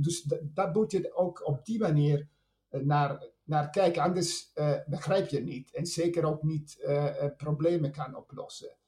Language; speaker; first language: Dutch; non-native, fluent; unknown